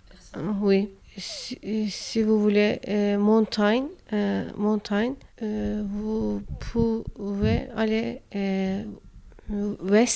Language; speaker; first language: French; non-native, learner; Turkish